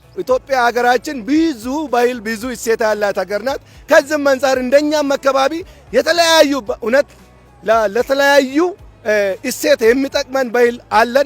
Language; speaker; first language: Amharic; non-native, local second language; Hadiyya